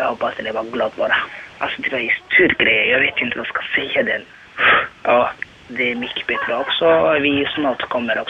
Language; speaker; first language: Swedish; non-native, learner; Somali